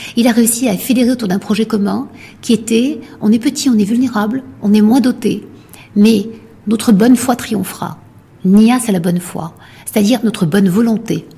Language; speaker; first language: French; non-native, local second language; Arabic